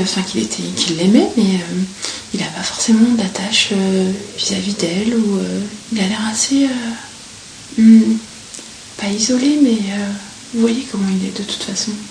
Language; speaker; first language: French; native; French